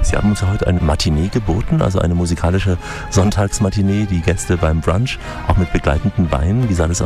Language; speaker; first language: German; native; German